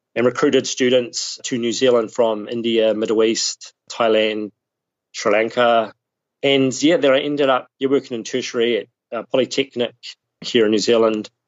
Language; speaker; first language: English; native; English